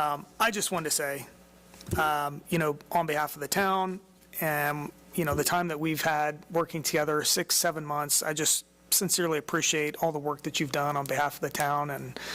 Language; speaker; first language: English; native; English